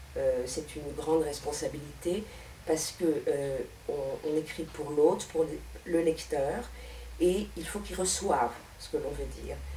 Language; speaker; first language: French; native; French